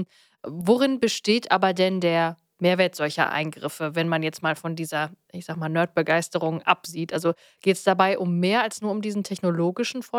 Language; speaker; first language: German; native; German